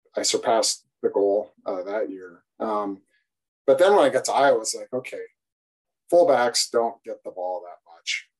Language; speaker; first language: English; native; English